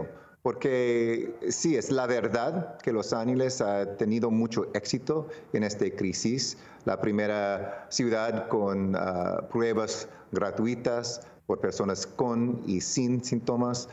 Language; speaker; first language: Spanish; non-native, local second language; English